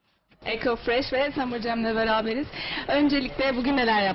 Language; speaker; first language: Turkish; native; Turkish